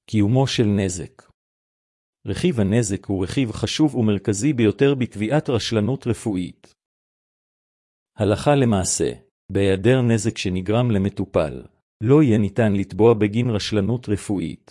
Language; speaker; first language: Hebrew; native; Hebrew